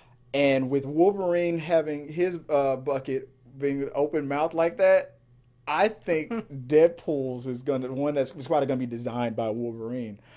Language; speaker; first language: English; native; English